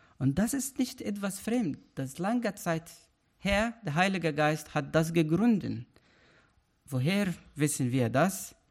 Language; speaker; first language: German; non-native, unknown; Arabic